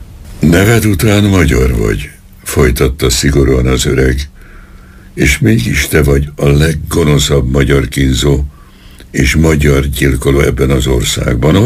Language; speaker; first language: Hungarian; native; Hungarian